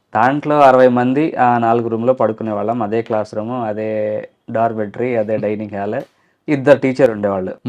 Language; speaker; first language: Telugu; non-native, local second language; Lambadi